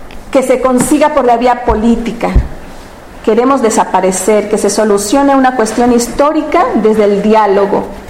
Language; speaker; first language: Spanish; native; Spanish